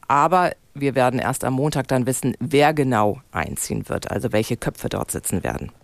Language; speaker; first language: German; native; German